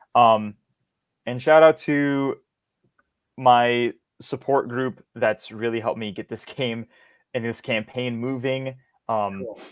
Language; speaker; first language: English; native; English